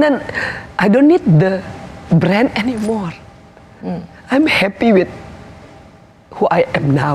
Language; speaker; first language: English; non-native, fluent; Indonesian